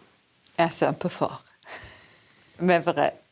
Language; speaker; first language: French; non-native, fluent; Serbian